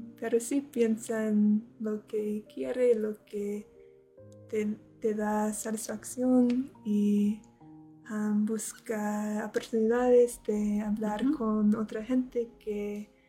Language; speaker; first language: Spanish; non-native, learner; English